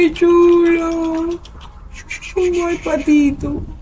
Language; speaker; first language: Spanish; native; Spanish